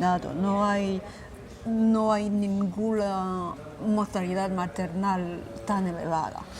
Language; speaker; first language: Spanish; non-native, fluent; French